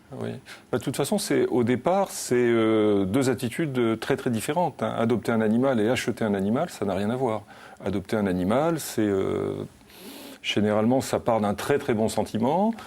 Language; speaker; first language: French; native; French